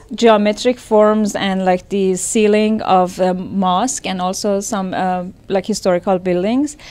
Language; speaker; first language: English; non-native, fluent; Persian